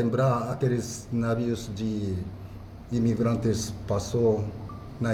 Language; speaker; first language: Portuguese; non-native, fluent; Japanese